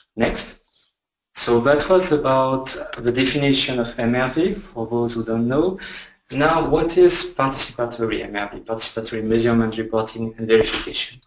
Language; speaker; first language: English; non-native, fluent; French